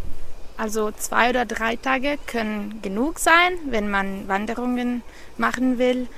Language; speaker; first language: German; non-native, fluent; Italian